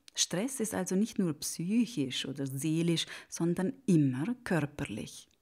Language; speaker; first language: German; native; German